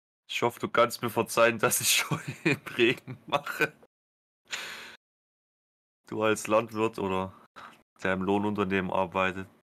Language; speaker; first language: German; native; German